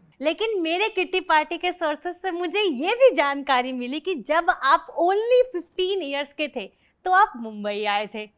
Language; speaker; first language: Hindi; native; Hindi